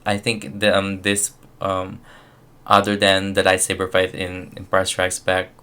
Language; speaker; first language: English; non-native, local second language; Filipino